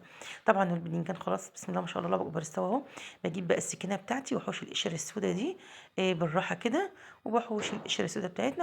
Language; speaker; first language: Arabic; native; Arabic